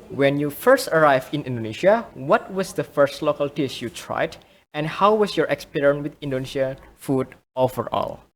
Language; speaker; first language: English; non-native, fluent; Indonesian